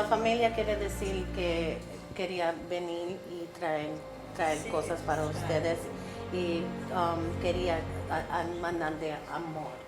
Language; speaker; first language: Spanish; early bilingual, heritage; English